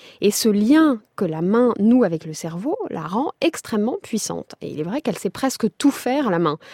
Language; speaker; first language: French; native; French